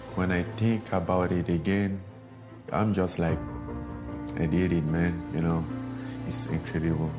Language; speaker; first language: English; non-native, local second language; French